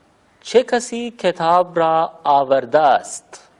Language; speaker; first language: Persian; non-native, fluent; Urdu